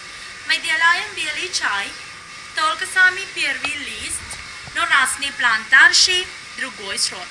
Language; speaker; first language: Russian; non-native, learner; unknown